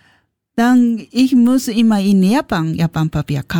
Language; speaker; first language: German; non-native, learner; Japanese